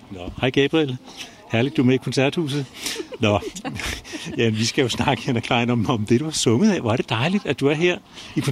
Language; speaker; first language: Danish; native; Danish